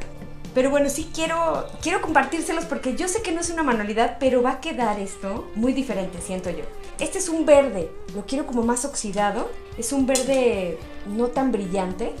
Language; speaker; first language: Spanish; native; Spanish